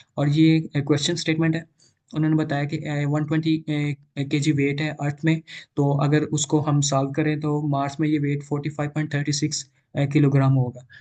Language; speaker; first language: Urdu; non-native, local second language; Punjabi